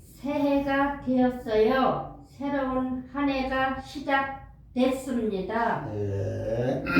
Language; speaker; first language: Korean; non-native, learner; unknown